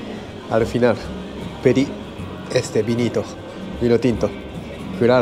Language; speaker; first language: Spanish; non-native, learner; Japanese